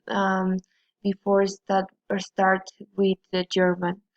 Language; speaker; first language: English; non-native, learner; Spanish